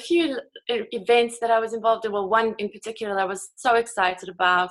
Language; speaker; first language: English; native; English